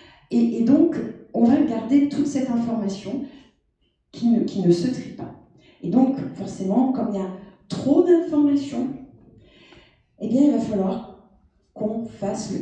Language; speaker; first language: French; native; French